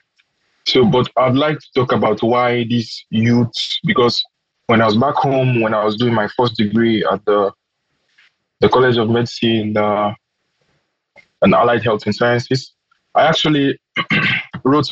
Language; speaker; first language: English; non-native, local second language; Krio